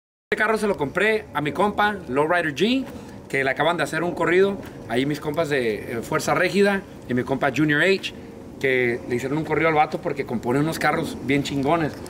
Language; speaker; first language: Spanish; early bilingual, heritage; Spanish